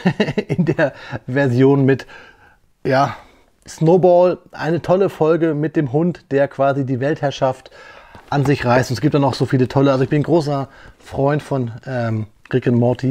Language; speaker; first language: German; native; German